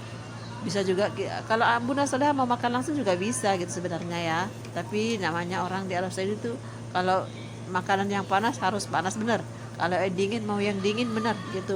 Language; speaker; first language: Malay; non-native, local second language; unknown